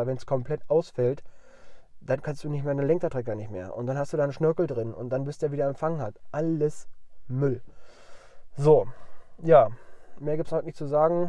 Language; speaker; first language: German; native; German